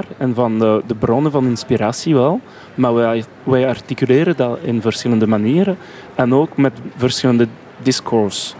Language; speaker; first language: Dutch; non-native, local second language; French